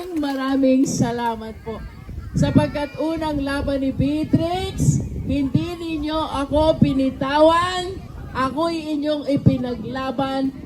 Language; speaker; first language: Filipino; native; Filipino